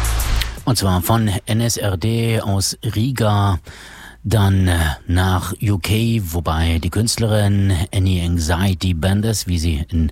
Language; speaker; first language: German; native; German